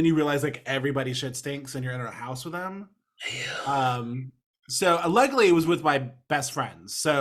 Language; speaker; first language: English; native; English